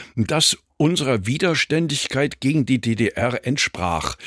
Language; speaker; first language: German; native; German